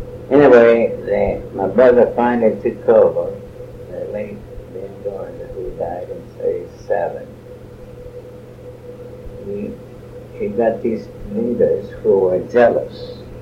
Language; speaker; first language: English; early bilingual, other home language; Spanish